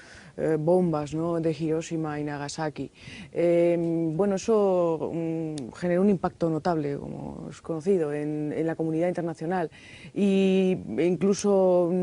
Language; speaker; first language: Spanish; native; Spanish